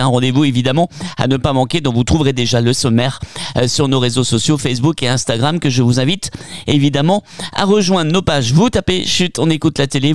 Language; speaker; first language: French; native; French